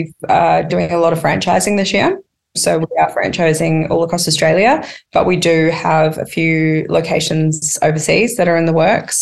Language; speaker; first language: English; native; English